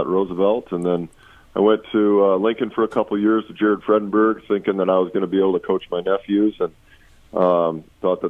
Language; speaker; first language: English; native; English